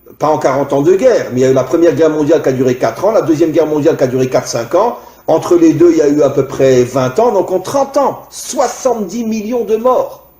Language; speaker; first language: French; native; French